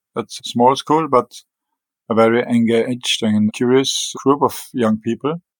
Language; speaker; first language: English; non-native, fluent; German